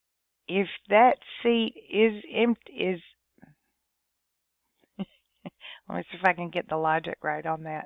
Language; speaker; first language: English; native; English